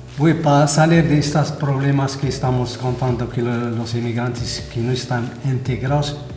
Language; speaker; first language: Spanish; non-native, fluent; Arabic